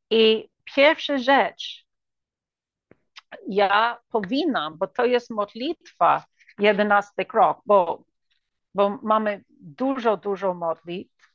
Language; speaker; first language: Polish; early bilingual, heritage; English